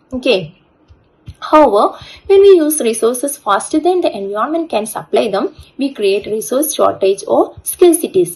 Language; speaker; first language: English; non-native, local second language; Malayalam